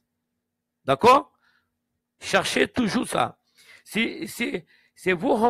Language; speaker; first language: French; non-native, fluent; Portuguese